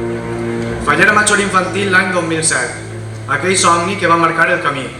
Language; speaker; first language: Catalan; native; Catalan